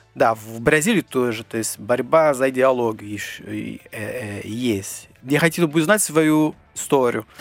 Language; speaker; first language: Russian; non-native, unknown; Portuguese